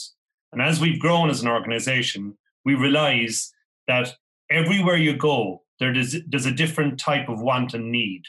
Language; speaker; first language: English; native; English